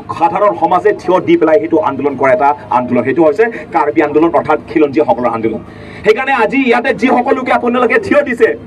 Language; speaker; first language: Assamese; non-native, local second language; Karbi